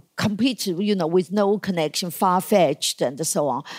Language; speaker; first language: English; non-native, fluent; Chinese